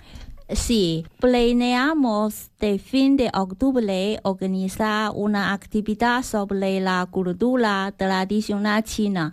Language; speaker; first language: Spanish; non-native, learner; Chinese